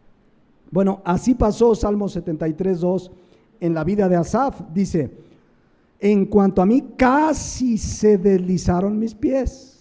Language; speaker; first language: Spanish; native; Spanish